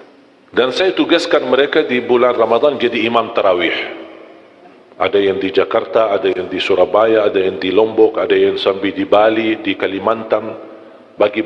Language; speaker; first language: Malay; non-native, fluent; Arabic